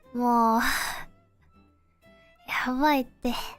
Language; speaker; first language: Japanese; non-native, learner; Indonesian